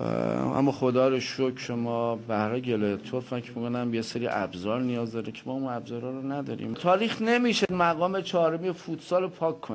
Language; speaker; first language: Persian; native; Persian